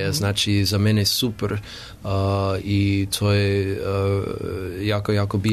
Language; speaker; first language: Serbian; non-native, learner; English